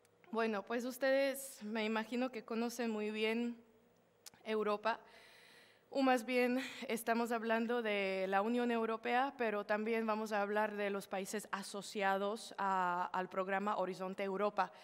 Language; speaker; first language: Spanish; non-native, fluent; Slovak